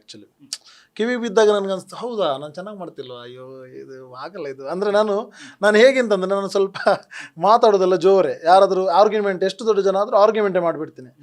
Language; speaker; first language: Kannada; non-native, local second language; Tulu